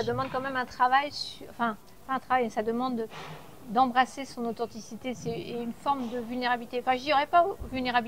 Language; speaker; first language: French; native; French